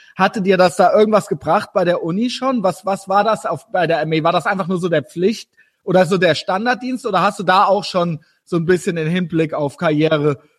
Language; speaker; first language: German; native; German